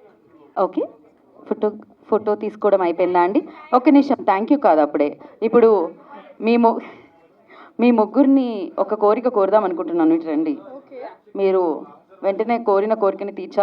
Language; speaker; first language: Telugu; native; Telugu